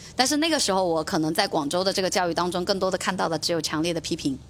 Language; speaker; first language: Chinese; native; Chinese